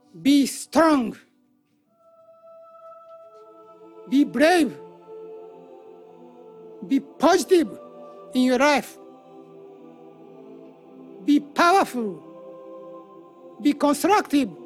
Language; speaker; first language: English; non-native, learner; Japanese